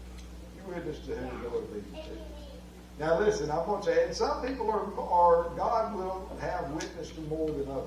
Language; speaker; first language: English; native; English